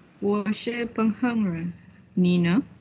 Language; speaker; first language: Chinese; non-native, learner; Malay